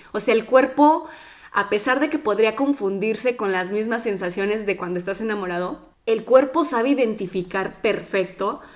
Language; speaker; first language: Spanish; native; Spanish